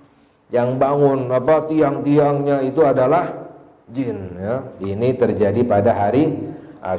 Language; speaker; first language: Indonesian; native; Indonesian